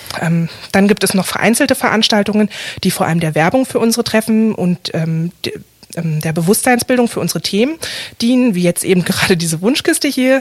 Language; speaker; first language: German; native; German